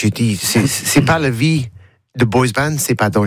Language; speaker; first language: French; non-native, learner; English